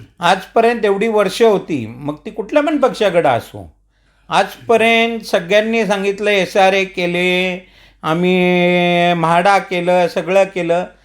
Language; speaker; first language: Marathi; non-native, local second language; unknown